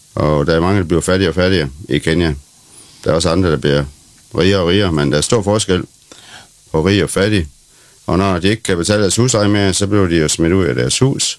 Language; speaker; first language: Danish; non-native, local second language; Faroese